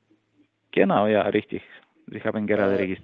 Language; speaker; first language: German; non-native, fluent; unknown